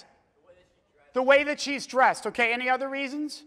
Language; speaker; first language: English; native; English